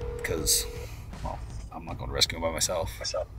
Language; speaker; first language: English; native; English